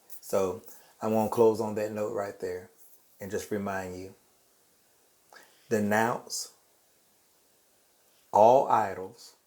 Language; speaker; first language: English; native; English